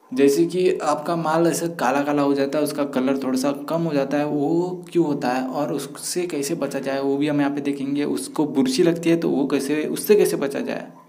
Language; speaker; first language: Hindi; non-native, local second language; Marathi